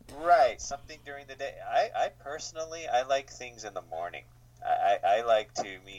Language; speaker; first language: English; native; English